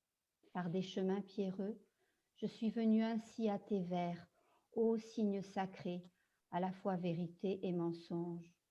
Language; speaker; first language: French; native; French